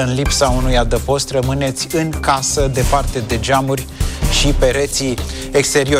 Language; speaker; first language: Romanian; native; Romanian